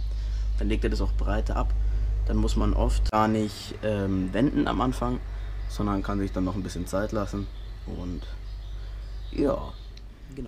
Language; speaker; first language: German; native; German